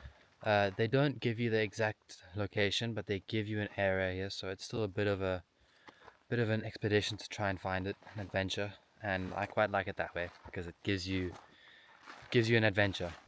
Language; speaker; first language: English; native; English